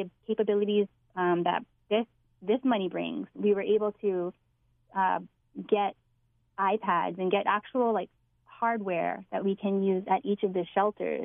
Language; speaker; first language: English; native; English